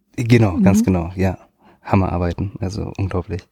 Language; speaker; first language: German; native; German